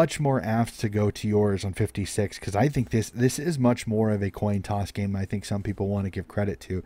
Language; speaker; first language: English; native; English